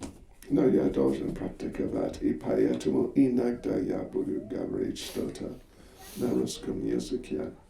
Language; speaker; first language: Russian; non-native, learner; English